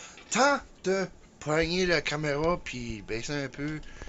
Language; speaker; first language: French; early bilingual, heritage; French